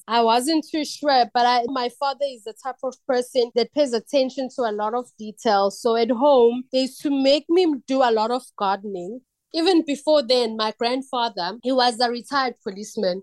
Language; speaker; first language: English; non-native, local second language; Zulu